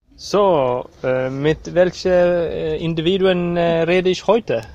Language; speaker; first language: German; non-native, learner; Swedish